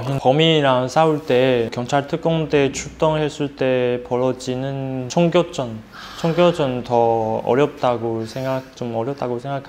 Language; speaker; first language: Korean; non-native, fluent; Chinese